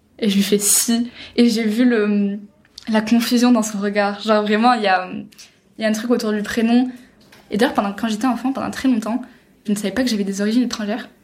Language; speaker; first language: French; native; French